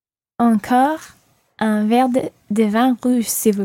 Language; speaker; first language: French; non-native, learner; English